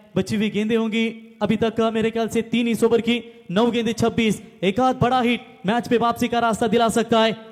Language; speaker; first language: Hindi; non-native, local second language; Marathi